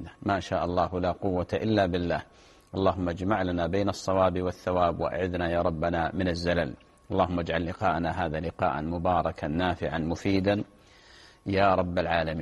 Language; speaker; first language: Arabic; native; Arabic